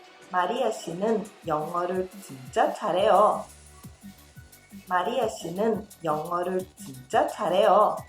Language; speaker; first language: Korean; non-native, fluent; Portuguese